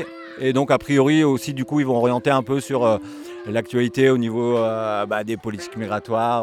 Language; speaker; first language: French; native; French